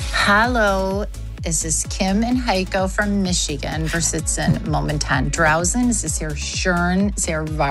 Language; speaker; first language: German; non-native, learner; English